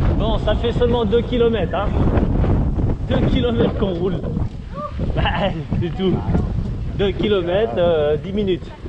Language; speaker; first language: French; native; French